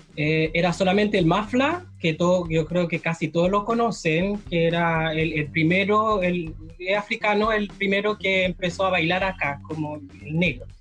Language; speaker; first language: Spanish; non-native, fluent; Haitian Creole